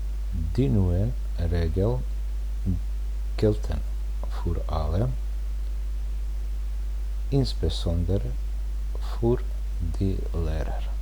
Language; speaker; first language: German; non-native, fluent; Serbian